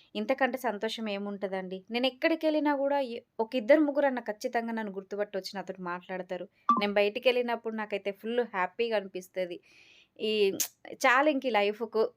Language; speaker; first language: Telugu; native; Telugu